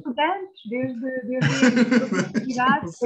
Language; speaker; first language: Portuguese; native; Portuguese